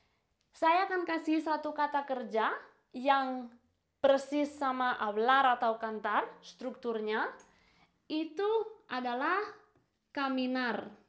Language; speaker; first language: Indonesian; non-native, fluent; Spanish